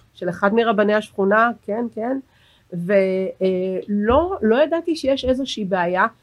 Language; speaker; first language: Hebrew; native; Hebrew